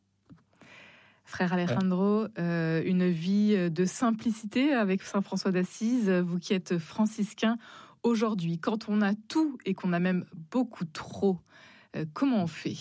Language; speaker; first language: French; native; French